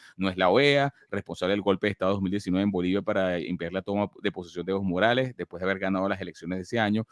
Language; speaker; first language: Spanish; native; Spanish